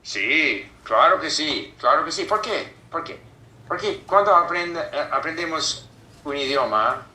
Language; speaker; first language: Spanish; non-native, fluent; English